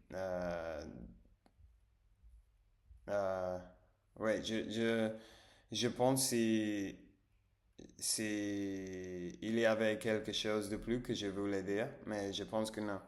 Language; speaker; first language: French; non-native, learner; English